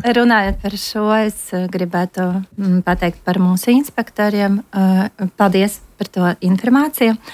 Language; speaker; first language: Latvian; non-native, local second language; Russian